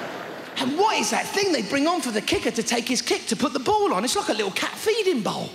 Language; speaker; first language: English; native; English